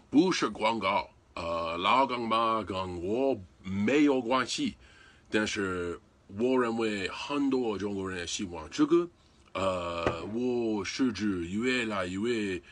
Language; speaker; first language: Chinese; non-native, learner; English